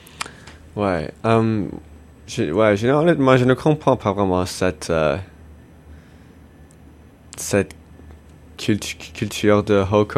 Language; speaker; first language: French; non-native, local second language; English